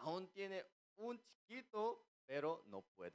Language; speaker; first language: Spanish; non-native, fluent; Korean